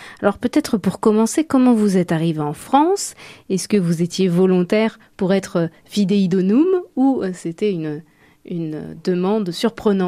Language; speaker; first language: French; native; French